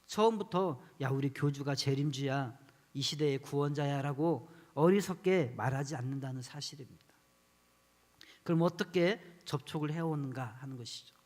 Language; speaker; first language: Korean; native; Korean